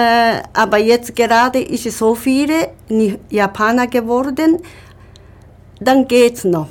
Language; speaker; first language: German; non-native, learner; Japanese